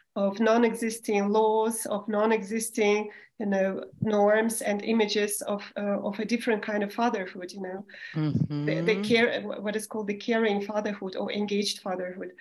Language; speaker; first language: English; non-native, fluent; Russian